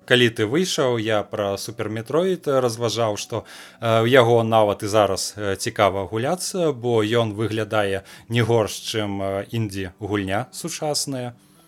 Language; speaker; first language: Belarusian; non-native, local second language; Russian